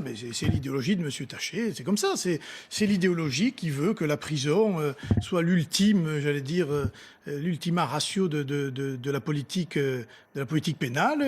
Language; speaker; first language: French; native; French